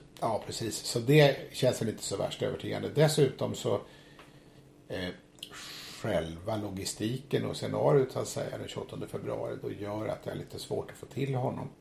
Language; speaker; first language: Swedish; native; Swedish